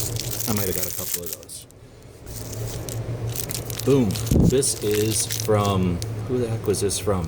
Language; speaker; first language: English; native; English